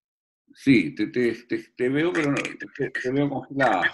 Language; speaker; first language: Spanish; native; Spanish